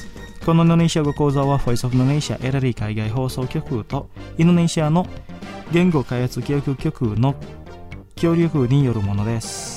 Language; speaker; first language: Japanese; non-native, fluent; Indonesian